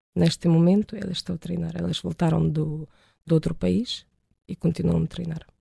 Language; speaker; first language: Portuguese; non-native, fluent; Ukrainian